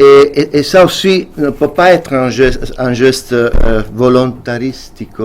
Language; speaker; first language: French; non-native, fluent; Italian